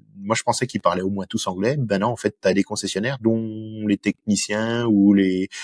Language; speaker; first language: French; native; French